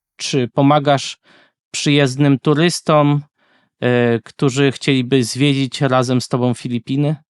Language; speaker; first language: Polish; native; Polish